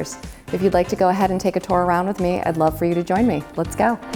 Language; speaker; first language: English; native; English